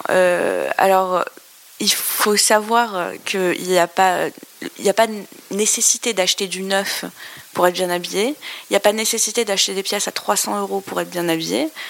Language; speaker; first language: French; non-native, local second language; Arabic